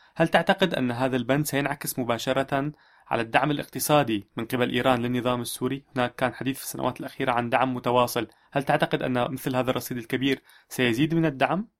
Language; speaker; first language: Arabic; native; Arabic